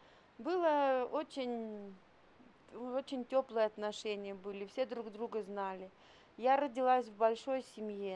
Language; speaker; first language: Russian; native; Russian